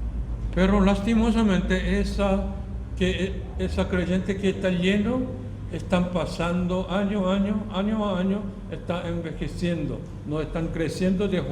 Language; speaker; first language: Spanish; non-native, learner; Korean